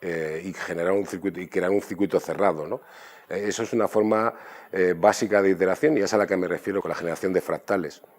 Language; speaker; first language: Spanish; native; Spanish